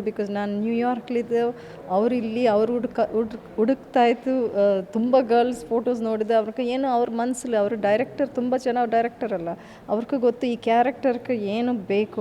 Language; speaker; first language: Kannada; early bilingual, heritage; English